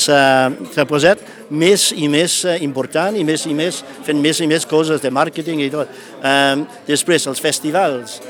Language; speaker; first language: Catalan; non-native, fluent; English